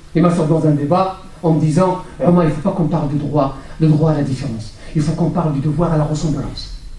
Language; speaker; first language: French; non-native, local second language; Arabic